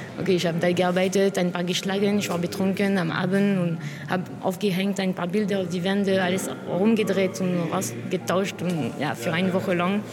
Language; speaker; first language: German; non-native, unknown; French